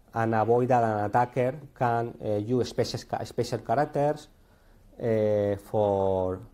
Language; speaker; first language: English; non-native, learner; Spanish